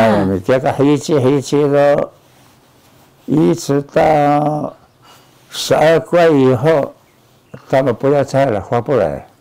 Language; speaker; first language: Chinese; non-native, local second language; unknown